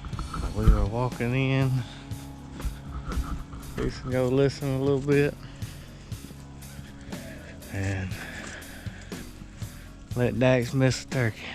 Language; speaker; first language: English; native; English